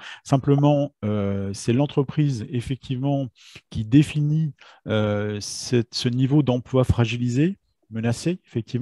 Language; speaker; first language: French; native; French